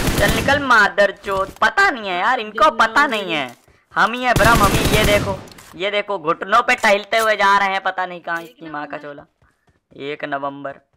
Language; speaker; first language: Hindi; native; Hindi